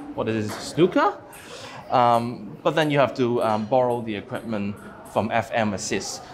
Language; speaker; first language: English; non-native, local second language; Cantonese